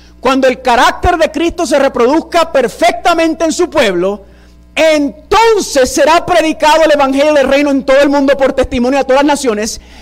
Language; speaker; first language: Spanish; early bilingual, heritage; Spanish